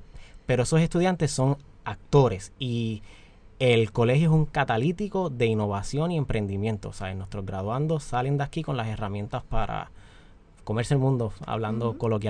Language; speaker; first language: Spanish; native; Spanish